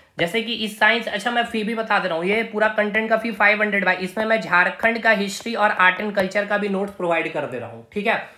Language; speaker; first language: Hindi; native; Hindi